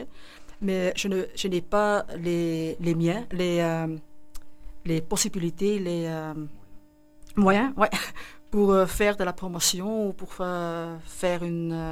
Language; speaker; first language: French; non-native, local second language; Dutch